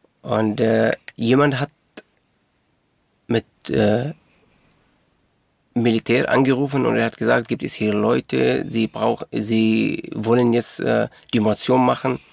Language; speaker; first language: German; non-native, local second language; Arabic